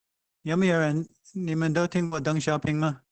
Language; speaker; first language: Chinese; non-native, fluent; English